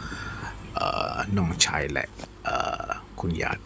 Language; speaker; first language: Thai; non-native, local second language; Malay